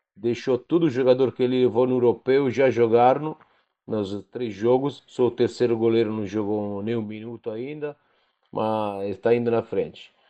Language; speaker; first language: Portuguese; non-native, fluent; Italian